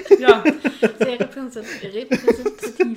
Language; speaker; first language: German; native; German